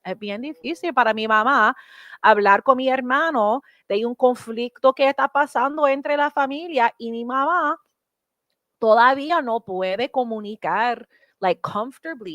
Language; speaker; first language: Spanish; early bilingual, heritage; English